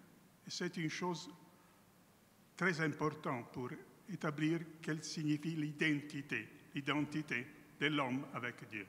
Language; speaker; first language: French; non-native, fluent; Italian